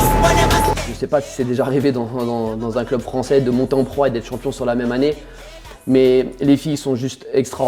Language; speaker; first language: French; native; French